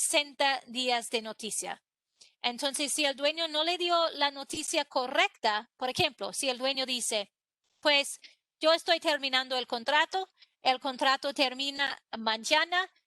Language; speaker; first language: Spanish; non-native, fluent; English